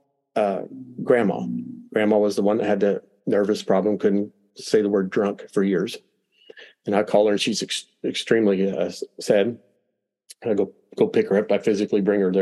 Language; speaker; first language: English; native; English